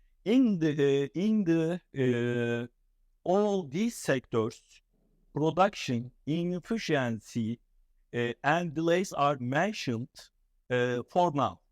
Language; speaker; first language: English; non-native, fluent; Turkish